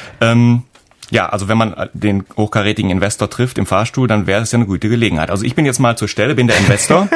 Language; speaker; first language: German; native; German